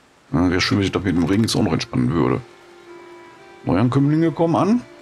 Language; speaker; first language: German; native; German